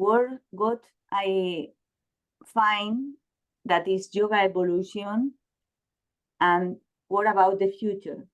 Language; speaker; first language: English; non-native, learner; Spanish